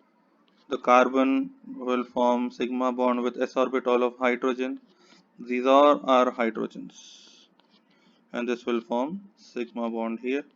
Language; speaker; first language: English; non-native, local second language; Hindi